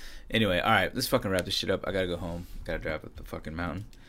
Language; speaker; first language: English; early bilingual, other home language; Spanish